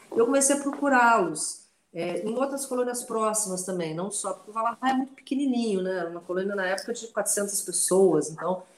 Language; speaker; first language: Portuguese; non-native, local second language; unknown